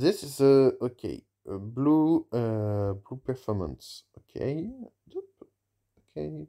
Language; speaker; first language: English; non-native, learner; French